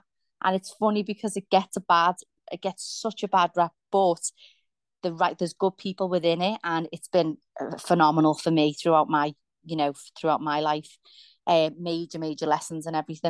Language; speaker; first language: English; native; English